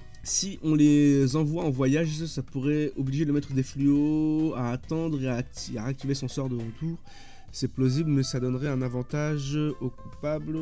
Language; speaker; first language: French; native; French